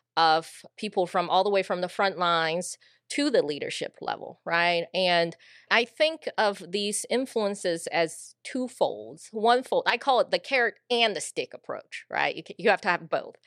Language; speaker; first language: English; native; English